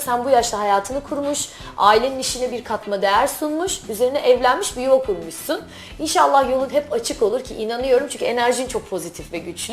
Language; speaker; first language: Turkish; native; Turkish